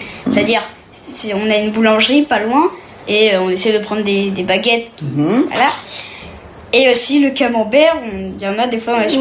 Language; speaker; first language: French; early bilingual, heritage; French